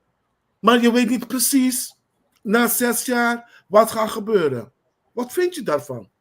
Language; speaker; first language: Dutch; non-native, local second language; Papiamento